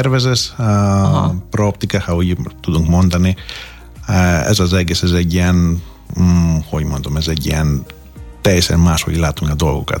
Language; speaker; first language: Hungarian; non-native, fluent; Greek